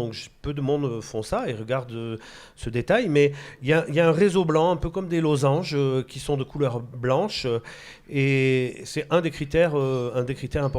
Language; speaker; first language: French; native; French